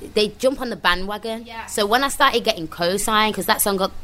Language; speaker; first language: English; native; English